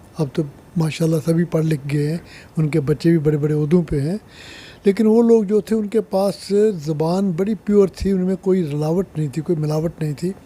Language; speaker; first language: Hindi; non-native, local second language; Punjabi